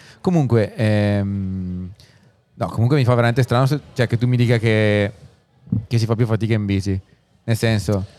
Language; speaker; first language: Italian; native; Italian